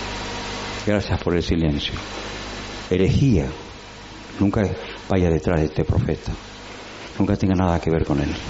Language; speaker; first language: Spanish; native; Spanish